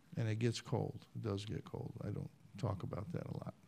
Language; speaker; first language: English; native; English